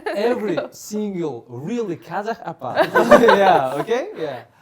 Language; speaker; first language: English; non-native, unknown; Kazakh